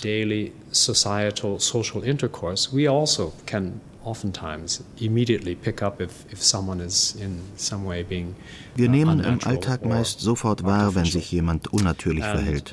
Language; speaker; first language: German; native; German